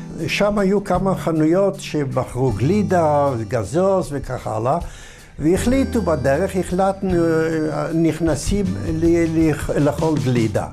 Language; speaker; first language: Hebrew; non-native, fluent; Yiddish